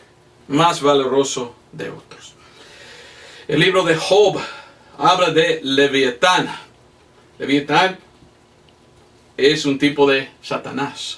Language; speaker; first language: Spanish; non-native, fluent; English